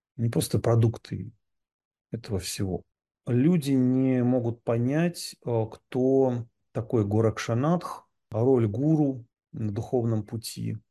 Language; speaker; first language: Russian; native; Russian